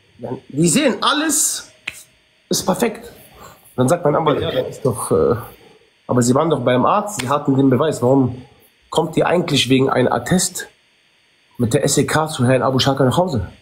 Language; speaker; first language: German; early bilingual, other home language; Arabic